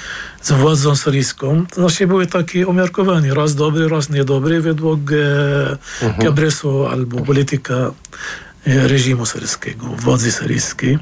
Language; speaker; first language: Polish; non-native, fluent; Arabic